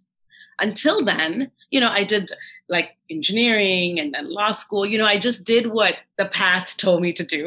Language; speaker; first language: English; early bilingual, other home language; Telugu